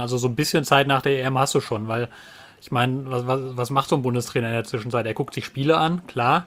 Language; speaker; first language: German; native; German